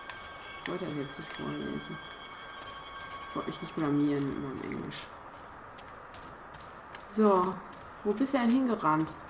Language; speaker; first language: German; native; German